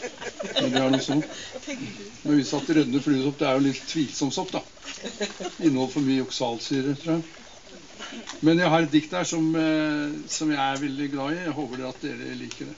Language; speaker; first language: Norwegian; native; Norwegian